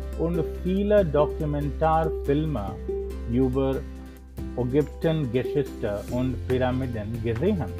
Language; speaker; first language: German; non-native, learner; English